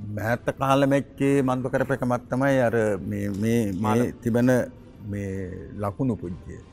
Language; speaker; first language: Sinhala; native; Sinhala